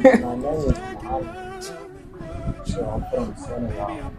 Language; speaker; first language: English; non-native, learner; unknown